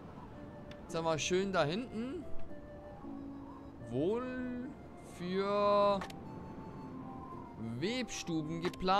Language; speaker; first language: German; native; German